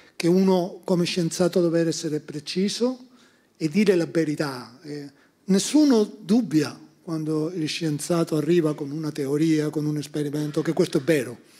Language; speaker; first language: Italian; non-native, fluent; Spanish